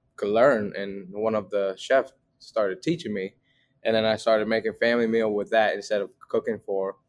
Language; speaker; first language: English; early bilingual, other home language; Vietnamese